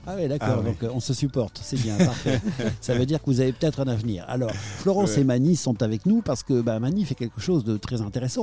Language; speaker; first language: French; native; French